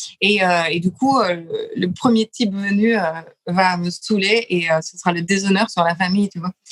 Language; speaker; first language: French; early bilingual, other home language; Lithuanian